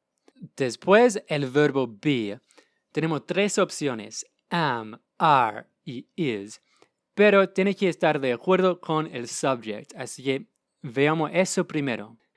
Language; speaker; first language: Spanish; non-native, fluent; English